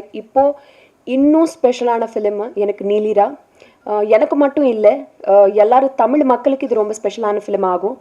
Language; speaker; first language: Tamil; non-native, learner; Telugu